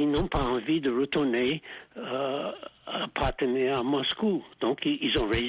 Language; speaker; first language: French; non-native, fluent; English